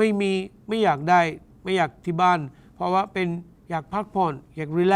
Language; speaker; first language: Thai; non-native, learner; English